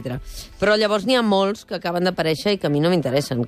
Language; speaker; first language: Catalan; native; Catalan